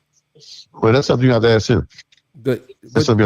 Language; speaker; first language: English; native; English